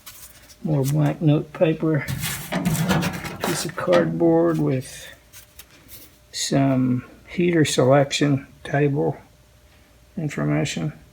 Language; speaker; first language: English; native; English